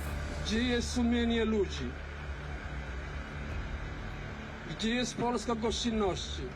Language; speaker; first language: Polish; non-native, fluent; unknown